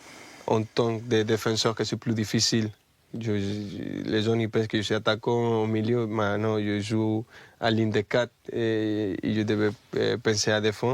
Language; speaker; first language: French; non-native, fluent; Spanish